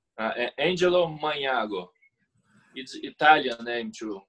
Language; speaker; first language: English; non-native, learner; Portuguese